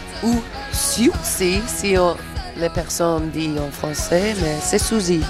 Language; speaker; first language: French; non-native, fluent; English